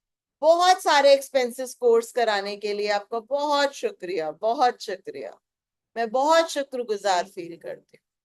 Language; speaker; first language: Hindi; native; Hindi